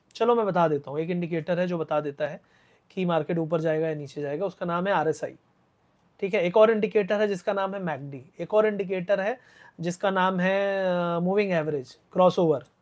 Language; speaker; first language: Hindi; non-native, local second language; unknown